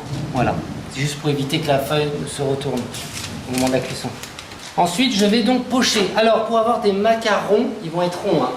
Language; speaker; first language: French; native; French